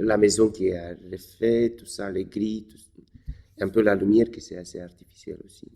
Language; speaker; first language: French; non-native, fluent; Romanian